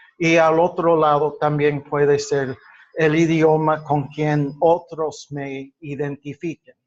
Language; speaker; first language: Spanish; non-native, fluent; English